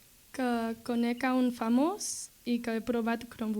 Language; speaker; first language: Catalan; non-native, learner; English